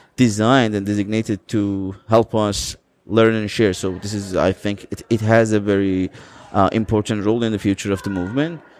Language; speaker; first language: English; non-native, fluent; Azerbaijani